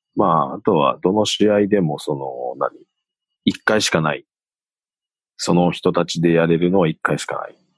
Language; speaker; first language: Japanese; native; Japanese